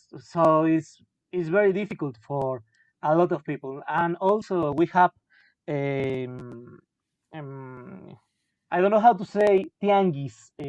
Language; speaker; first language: English; non-native, learner; Spanish